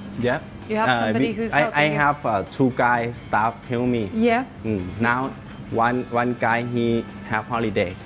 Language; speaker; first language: English; non-native, learner; Thai